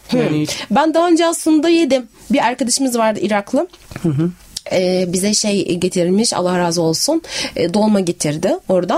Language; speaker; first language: Turkish; non-native, fluent; Arabic